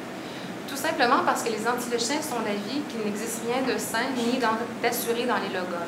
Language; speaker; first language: French; native; French